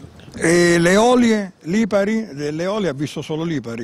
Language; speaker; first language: Italian; native; Italian